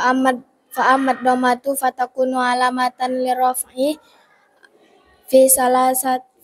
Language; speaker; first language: Arabic; non-native, learner; Indonesian